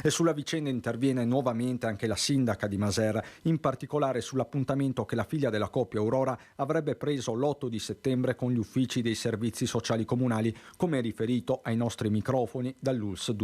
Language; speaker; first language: Italian; native; Italian